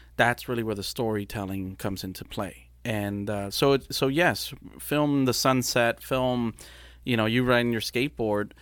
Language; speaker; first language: English; early bilingual, other home language; Spanish